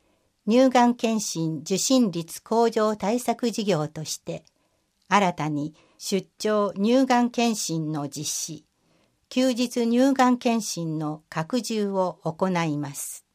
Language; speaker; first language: Japanese; native; Japanese